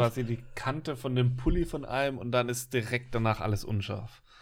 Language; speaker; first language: German; native; German